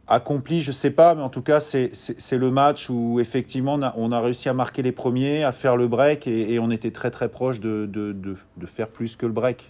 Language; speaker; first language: French; native; French